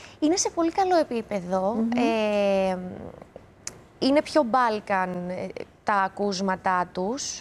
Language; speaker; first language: Greek; early bilingual, other home language; Romanian